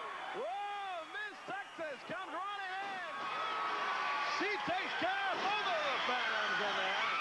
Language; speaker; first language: English; native; English